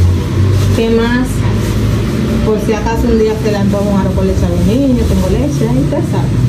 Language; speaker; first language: Spanish; native; Spanish